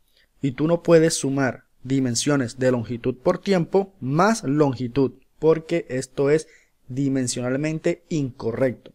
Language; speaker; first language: Spanish; native; Spanish